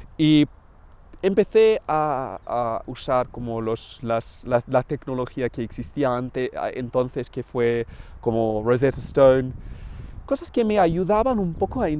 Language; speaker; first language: Spanish; non-native, fluent; English